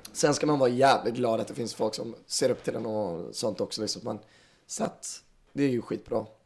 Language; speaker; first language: Swedish; native; Swedish